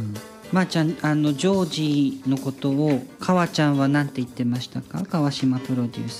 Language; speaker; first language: Japanese; native; Japanese